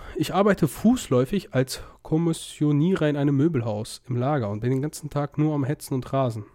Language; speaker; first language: German; early bilingual, other home language; Russian